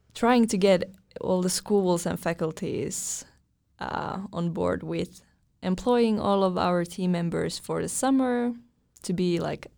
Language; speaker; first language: English; non-native, fluent; Finnish